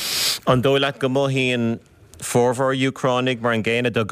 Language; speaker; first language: Irish; native; Irish